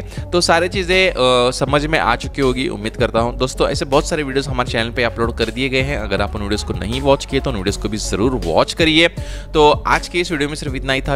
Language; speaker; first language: Hindi; native; Hindi